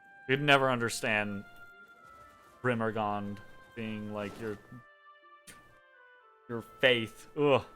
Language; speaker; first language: English; native; English